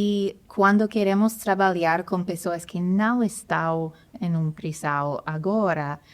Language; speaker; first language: Portuguese; non-native, fluent; English